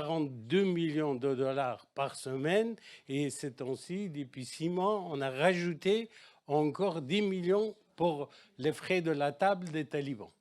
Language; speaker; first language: French; non-native, fluent; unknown